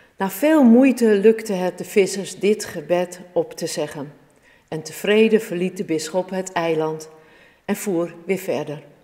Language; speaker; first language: Dutch; native; Dutch